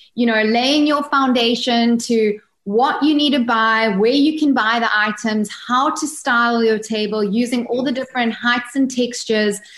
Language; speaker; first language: English; native; English